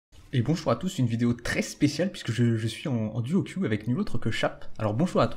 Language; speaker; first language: French; native; French